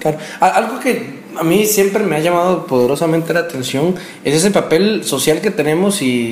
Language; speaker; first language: Spanish; native; Spanish